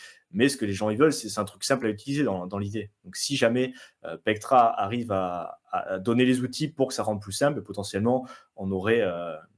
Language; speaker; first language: French; native; French